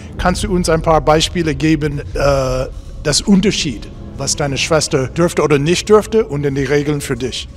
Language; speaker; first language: German; non-native, fluent; English